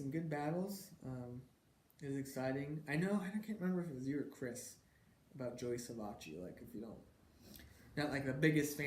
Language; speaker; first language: English; native; English